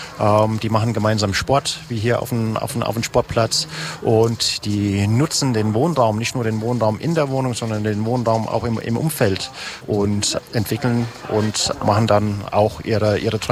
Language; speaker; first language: German; native; German